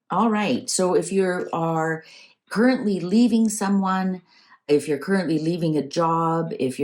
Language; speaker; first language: English; native; English